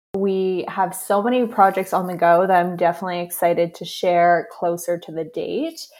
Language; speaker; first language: English; native; English